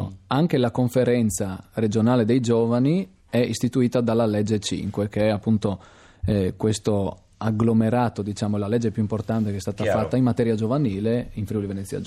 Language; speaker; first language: Italian; native; Italian